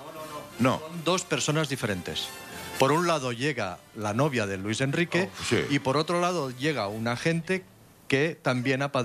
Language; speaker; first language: Spanish; native; Spanish